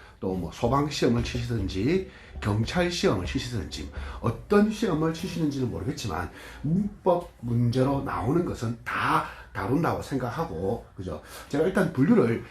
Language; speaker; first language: Korean; native; Korean